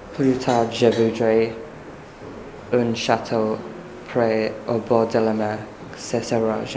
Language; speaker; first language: French; non-native, learner; English